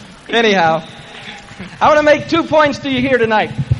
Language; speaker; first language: English; native; English